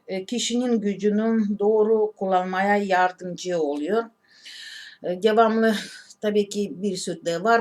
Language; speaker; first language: Turkish; non-native, learner; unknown